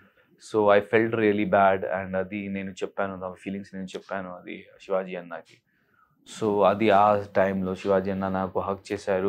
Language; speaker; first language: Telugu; non-native, local second language; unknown